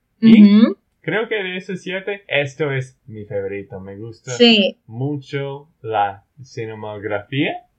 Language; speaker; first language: Spanish; non-native, learner; English